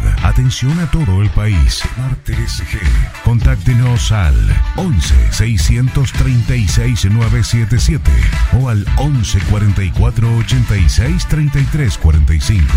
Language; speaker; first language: Spanish; native; Spanish